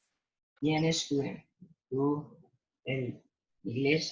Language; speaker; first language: Spanish; non-native, learner; English